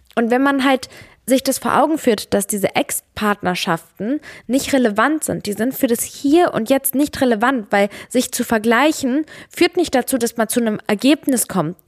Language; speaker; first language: German; early bilingual, other home language; Serbian